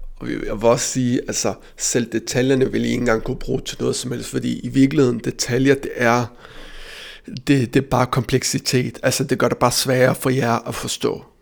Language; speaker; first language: Danish; early bilingual, other home language; Riffian